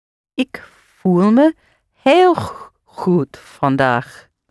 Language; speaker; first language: Dutch; non-native, learner; English